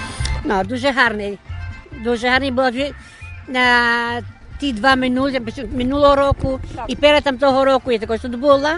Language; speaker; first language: Ukrainian; early bilingual, heritage; Ukrainian